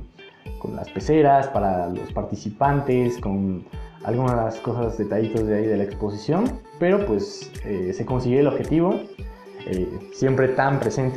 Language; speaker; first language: Spanish; native; Spanish